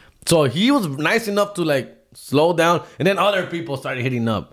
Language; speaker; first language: English; early bilingual, other home language; Spanish